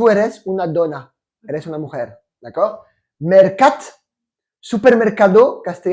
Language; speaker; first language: Spanish; non-native, fluent; French